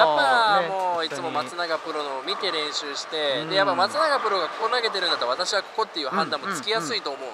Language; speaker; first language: Japanese; native; Japanese